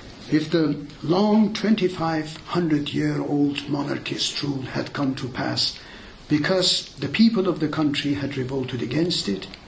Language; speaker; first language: English; non-native, fluent; Azerbaijani